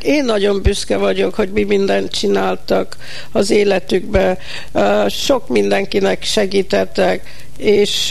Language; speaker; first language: Hungarian; early bilingual, heritage; Hungarian